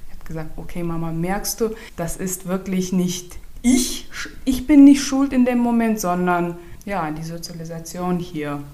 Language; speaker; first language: German; non-native, fluent; Turkmen